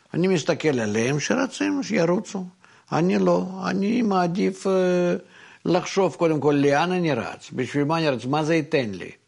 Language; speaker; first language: Hebrew; non-native, fluent; Russian